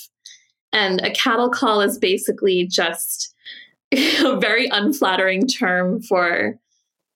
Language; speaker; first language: English; native; English